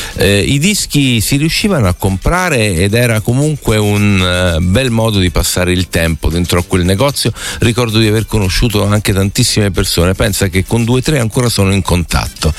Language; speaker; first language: Italian; native; Italian